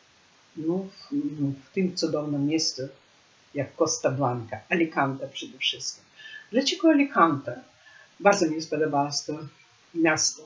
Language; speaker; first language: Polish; non-native, learner; Ukrainian